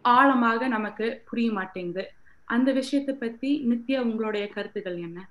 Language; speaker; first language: Tamil; early bilingual, heritage; Tamil